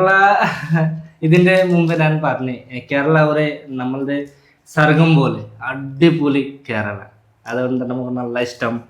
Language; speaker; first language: Malayalam; non-native, local second language; Bangla